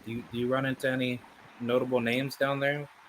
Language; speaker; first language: English; native; English